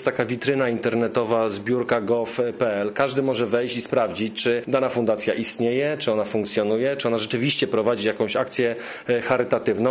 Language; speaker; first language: Polish; native; Polish